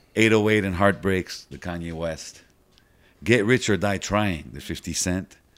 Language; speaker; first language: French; early bilingual, other home language; Arabic